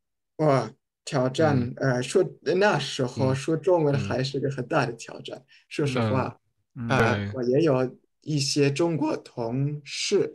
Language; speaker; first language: Chinese; non-native, fluent; German